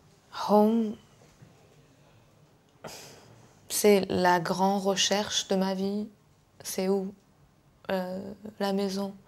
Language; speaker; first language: French; non-native, fluent; Persian